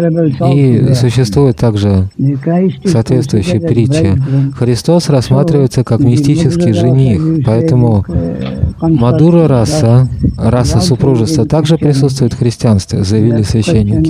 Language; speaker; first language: Russian; native; Russian